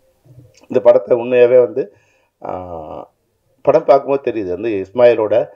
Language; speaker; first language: Tamil; native; Tamil